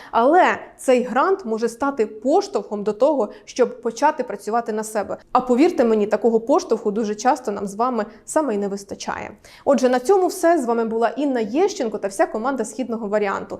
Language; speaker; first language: Ukrainian; native; Ukrainian